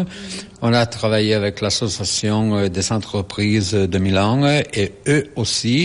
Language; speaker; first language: French; non-native, fluent; Italian